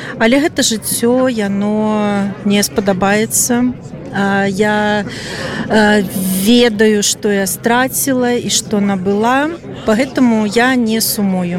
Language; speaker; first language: Belarusian; non-native, local second language; Russian